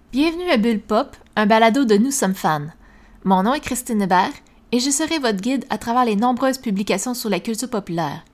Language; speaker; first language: French; native; French